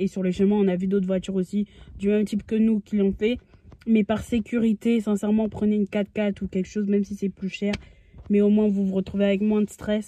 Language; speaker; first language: French; native; French